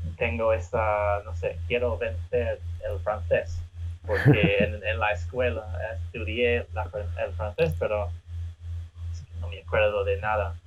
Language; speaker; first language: Spanish; non-native, fluent; English